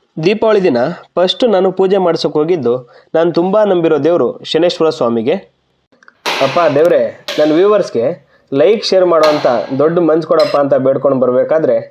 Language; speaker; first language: Kannada; non-native, local second language; Lambadi